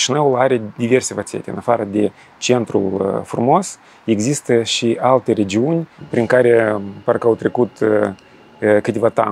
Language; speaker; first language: Romanian; native; Romanian